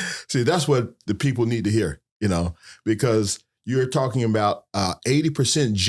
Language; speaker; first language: English; native; English